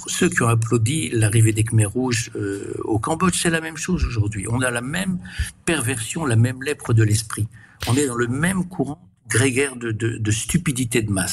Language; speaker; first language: French; native; French